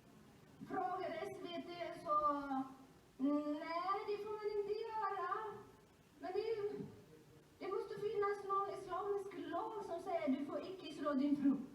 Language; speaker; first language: Swedish; non-native, fluent; Somali